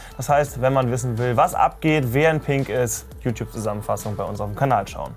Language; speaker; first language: German; native; German